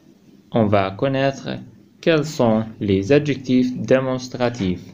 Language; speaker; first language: French; non-native, fluent; Arabic